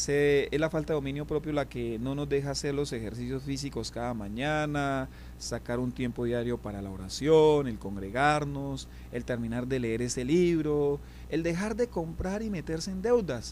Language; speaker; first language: Spanish; native; Spanish